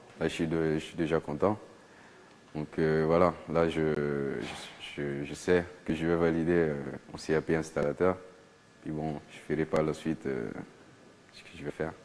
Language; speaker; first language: French; non-native, local second language; Arabic